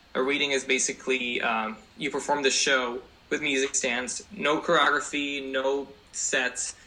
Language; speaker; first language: English; non-native, fluent; Spanish